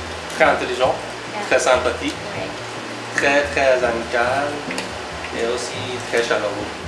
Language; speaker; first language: French; non-native, learner; Persian